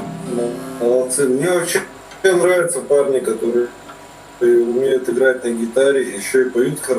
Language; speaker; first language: Russian; native; Russian